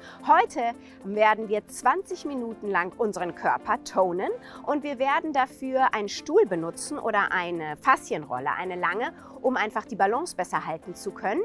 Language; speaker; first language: German; native; German